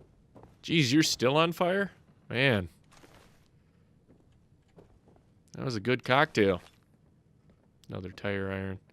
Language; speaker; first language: English; native; English